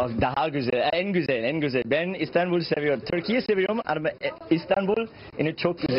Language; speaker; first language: Turkish; non-native, learner; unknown